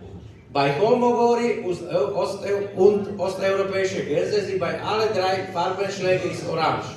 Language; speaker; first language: German; non-native, learner; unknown